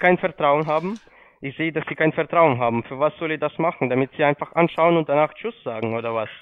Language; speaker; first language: German; non-native, fluent; Polish